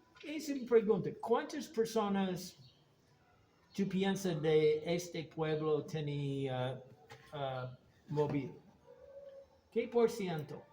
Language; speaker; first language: Spanish; non-native, learner; English